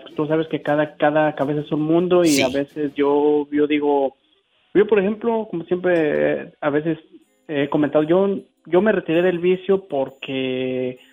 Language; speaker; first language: Spanish; native; Spanish